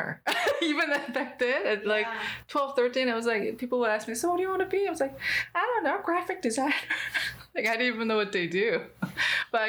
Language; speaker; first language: English; non-native, fluent; Korean